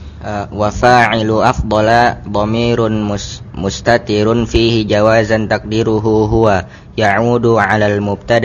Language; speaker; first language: Arabic; non-native, learner; Indonesian